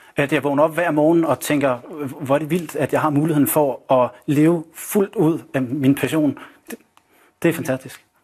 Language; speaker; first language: Danish; native; Danish